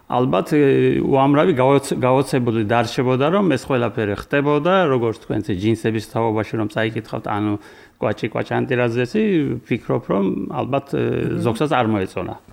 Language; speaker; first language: Georgian; early bilingual, heritage; Georgian